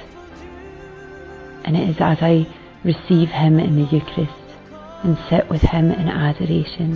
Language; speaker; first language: English; native; English